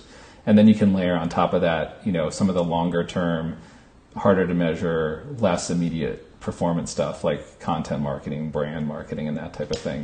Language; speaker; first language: English; native; English